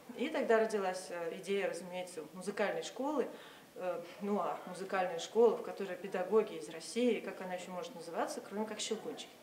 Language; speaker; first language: Russian; native; Russian